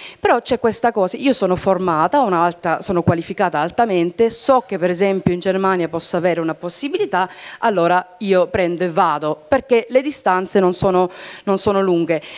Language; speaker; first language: Italian; early bilingual, heritage; Italian